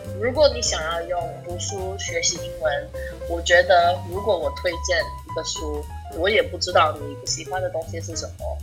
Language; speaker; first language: Chinese; early bilingual, heritage; English